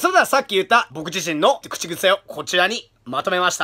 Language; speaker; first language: Japanese; early bilingual, heritage; Japanese